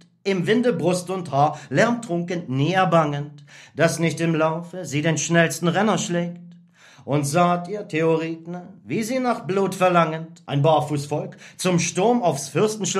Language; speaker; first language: German; native; German